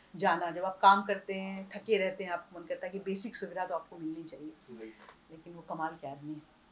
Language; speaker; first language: Hindi; native; Hindi